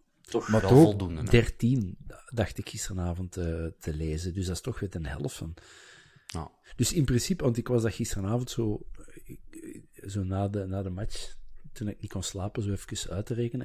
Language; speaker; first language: Dutch; native; Dutch